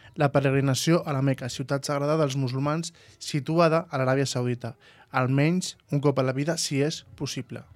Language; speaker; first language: Catalan; native; Catalan